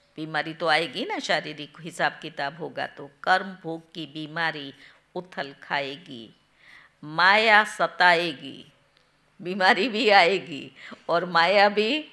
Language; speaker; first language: Hindi; non-native, local second language; Gujarati